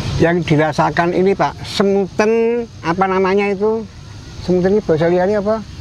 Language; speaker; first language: Indonesian; non-native, local second language; Javanese